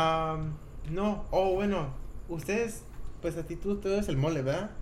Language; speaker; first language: Spanish; native; Spanish